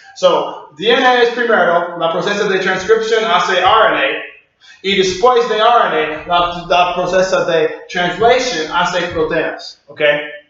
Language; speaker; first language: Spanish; non-native, learner; English